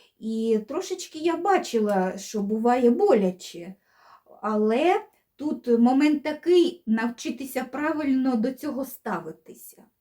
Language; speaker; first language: Ukrainian; non-native, local second language; Russian